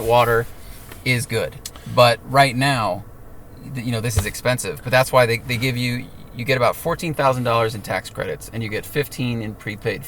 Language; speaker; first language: English; native; English